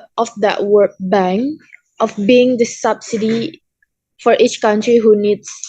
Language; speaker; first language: English; non-native, learner; Indonesian